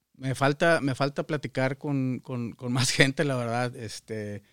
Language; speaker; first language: Spanish; native; Spanish